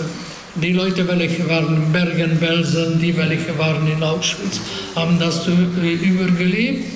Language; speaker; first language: German; non-native, fluent; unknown